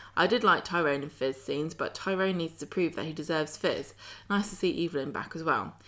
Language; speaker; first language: English; native; English